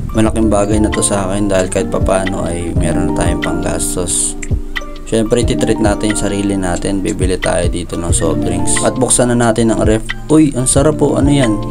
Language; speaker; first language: Filipino; native; Filipino